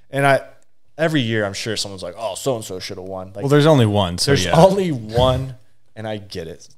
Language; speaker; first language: English; native; English